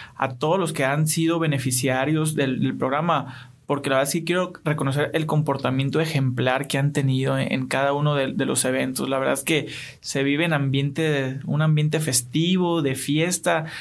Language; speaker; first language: Spanish; native; Spanish